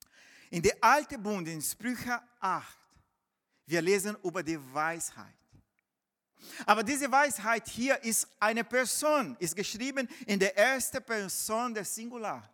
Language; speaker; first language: German; non-native, fluent; Portuguese